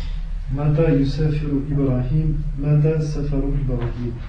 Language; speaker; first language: Arabic; non-native, learner; French